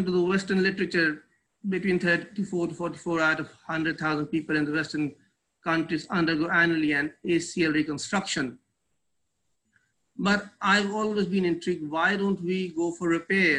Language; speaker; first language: English; non-native, local second language; Urdu